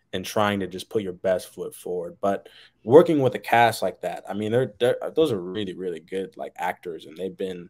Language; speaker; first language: English; native; English